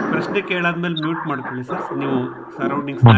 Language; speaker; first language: Kannada; native; Kannada